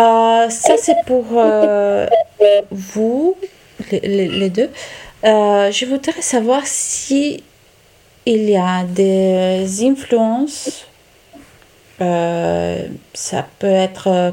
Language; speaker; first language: French; non-native, fluent; Italian